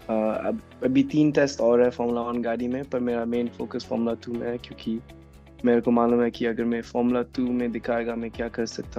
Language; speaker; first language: Hindi; non-native, local second language; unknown